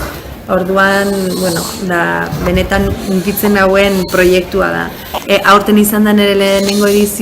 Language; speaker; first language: Basque; non-native, local second language; Spanish